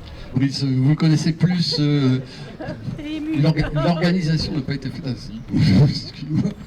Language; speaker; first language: French; native; French